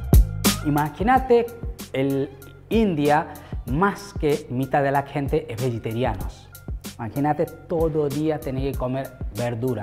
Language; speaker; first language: Spanish; non-native, learner; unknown